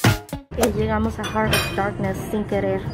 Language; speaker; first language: Spanish; native; Spanish